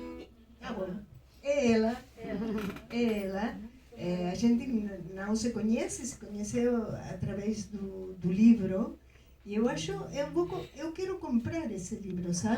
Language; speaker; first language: Portuguese; non-native, fluent; Spanish